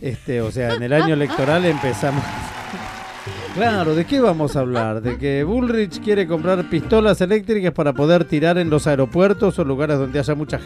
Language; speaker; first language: Spanish; native; Spanish